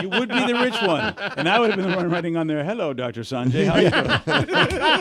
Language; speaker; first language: English; native; English